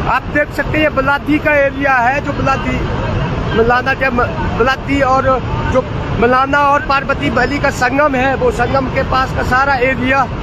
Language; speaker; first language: Hindi; native; Hindi